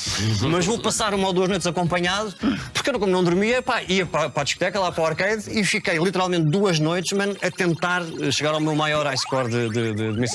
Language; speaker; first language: Portuguese; native; Portuguese